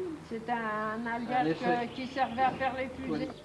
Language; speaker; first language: French; native; French